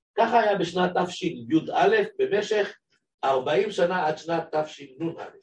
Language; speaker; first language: Hebrew; native; Hebrew